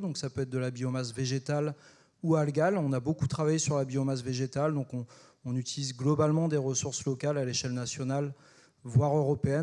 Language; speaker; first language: French; native; French